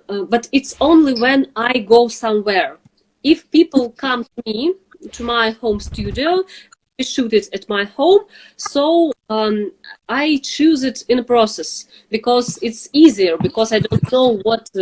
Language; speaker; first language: English; non-native, fluent; Russian